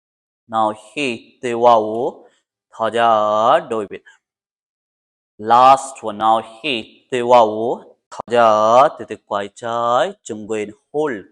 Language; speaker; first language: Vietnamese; non-native, learner; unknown